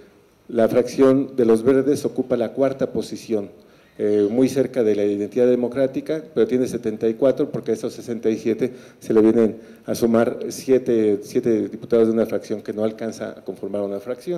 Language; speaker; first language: Spanish; native; Spanish